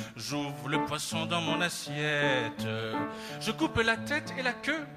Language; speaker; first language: French; native; French